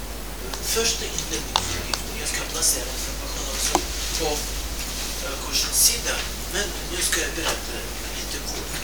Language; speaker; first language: Swedish; non-native, fluent; Russian